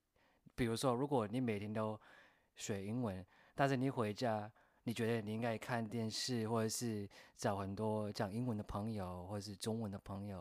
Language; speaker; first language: Chinese; non-native, fluent; English